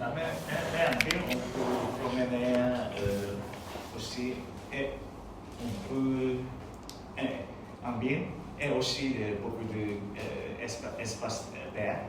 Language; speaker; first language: French; non-native, learner; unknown